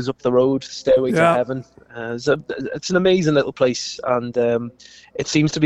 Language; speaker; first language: English; native; English